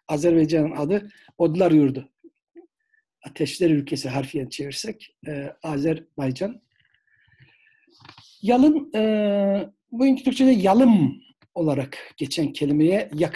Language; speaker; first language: Turkish; native; Turkish